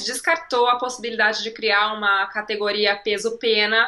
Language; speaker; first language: Portuguese; native; Portuguese